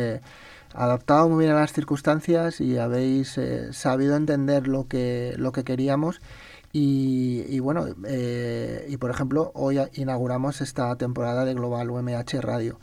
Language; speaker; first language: Spanish; native; Spanish